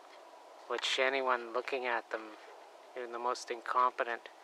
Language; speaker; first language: English; native; English